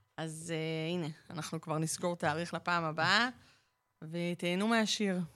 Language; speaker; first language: Hebrew; native; Hebrew